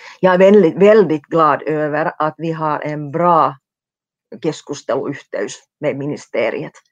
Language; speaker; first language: Swedish; non-native, local second language; Finnish